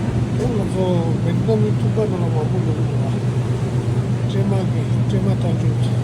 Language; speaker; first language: Hindi; non-native, local second language; Tibetan